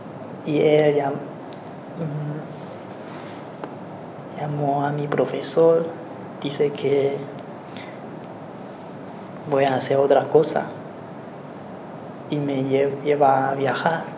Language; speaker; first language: Spanish; non-native, learner; Chinese